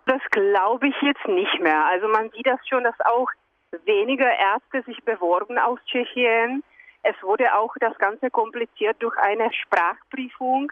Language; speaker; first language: German; non-native, fluent; Czech